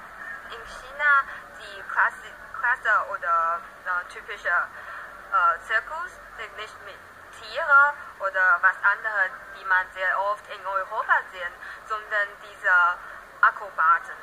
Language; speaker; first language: German; non-native, learner; Chinese